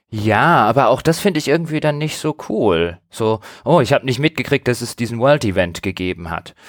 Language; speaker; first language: German; native; German